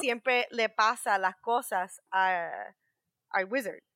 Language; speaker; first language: Spanish; native; Spanish